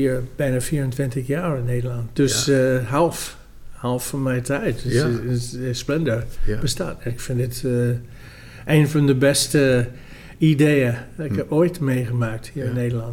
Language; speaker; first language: Dutch; non-native, fluent; English